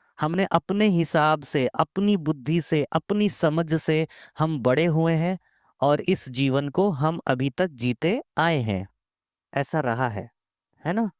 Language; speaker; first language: Hindi; native; Hindi